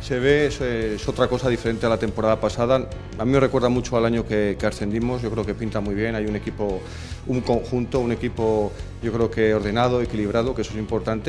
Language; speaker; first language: Spanish; native; Spanish